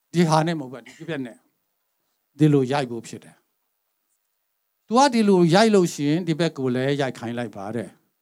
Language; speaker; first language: Burmese; non-native, local second language; Tedim Chin